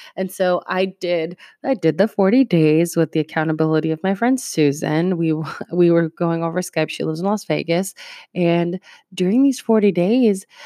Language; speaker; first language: English; early bilingual, other home language; Spanish